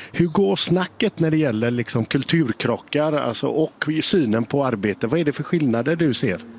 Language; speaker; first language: Swedish; native; Swedish